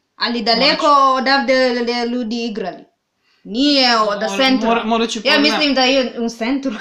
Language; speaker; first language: Serbian; non-native, fluent; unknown